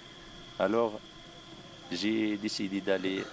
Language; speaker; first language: French; non-native, local second language; Arabic